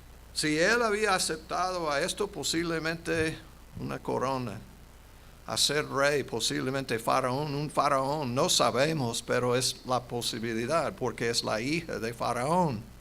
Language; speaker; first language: Spanish; non-native, fluent; English